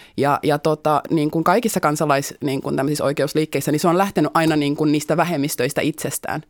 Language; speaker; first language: Finnish; native; Finnish